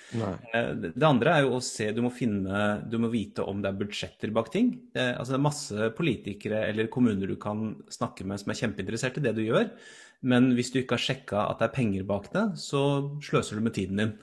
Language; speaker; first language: Norwegian; native; Norwegian